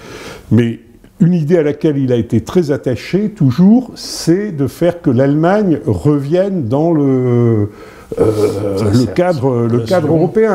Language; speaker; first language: French; native; French